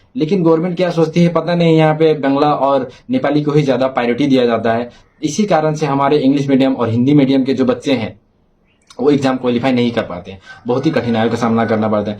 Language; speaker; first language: Hindi; non-native, local second language; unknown